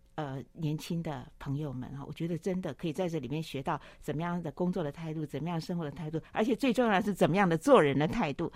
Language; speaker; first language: Chinese; native; Chinese